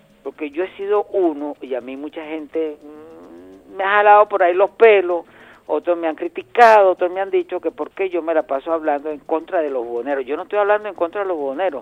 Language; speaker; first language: Spanish; native; Spanish